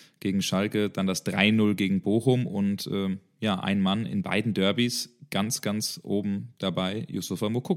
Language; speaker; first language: German; native; German